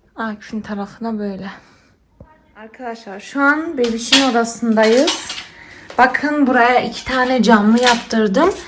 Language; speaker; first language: Turkish; early bilingual, heritage; Turkish